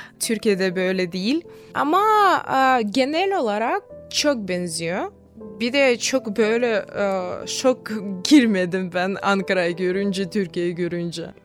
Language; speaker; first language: Turkish; non-native, fluent; Russian